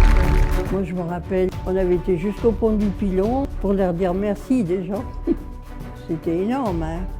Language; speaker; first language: French; native; French